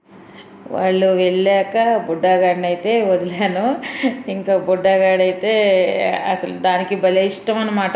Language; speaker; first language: Telugu; native; Telugu